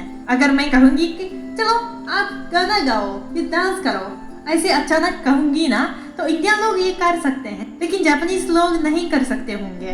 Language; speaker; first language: Hindi; non-native, fluent; Japanese